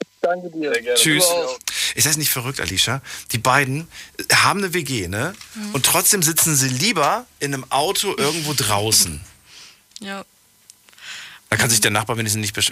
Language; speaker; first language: German; native; German